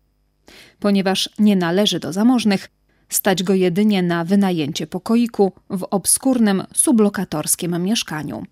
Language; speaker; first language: Polish; native; Polish